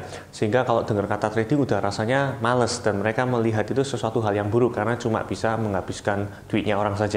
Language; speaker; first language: Indonesian; native; Indonesian